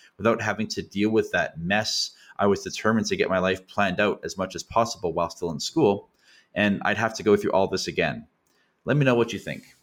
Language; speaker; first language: English; native; English